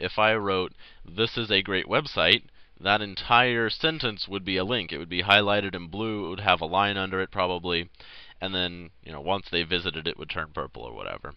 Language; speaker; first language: English; native; English